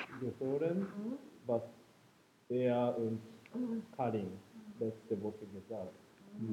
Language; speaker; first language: German; non-native, learner; Japanese